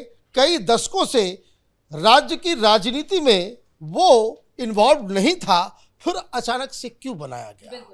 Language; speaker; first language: Hindi; native; Hindi